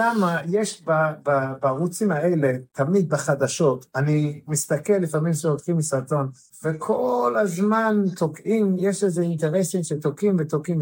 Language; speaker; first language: Hebrew; non-native, fluent; English